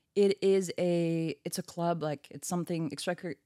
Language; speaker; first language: English; non-native, fluent; French